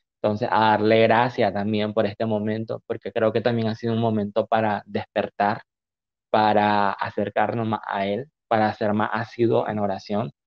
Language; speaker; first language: Spanish; native; Spanish